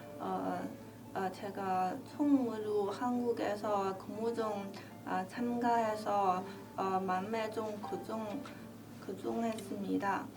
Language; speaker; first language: Korean; non-native, learner; Chinese